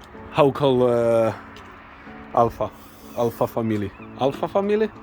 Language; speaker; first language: English; non-native, learner; Polish